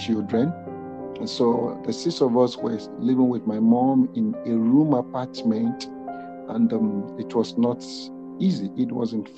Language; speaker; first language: English; non-native, local second language; Yoruba